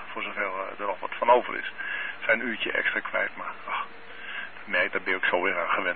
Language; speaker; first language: Dutch; native; Dutch